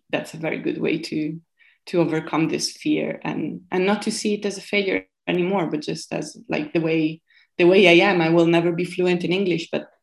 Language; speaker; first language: English; non-native, fluent; Italian